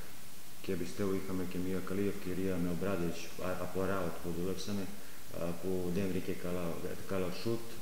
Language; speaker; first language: Greek; non-native, fluent; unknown